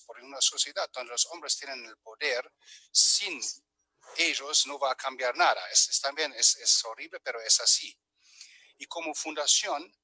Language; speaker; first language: Spanish; non-native, fluent; German